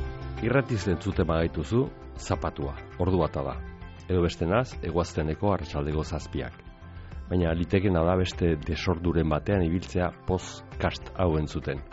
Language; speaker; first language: Basque; native; Basque